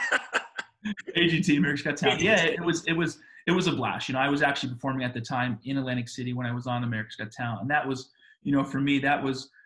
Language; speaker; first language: English; native; English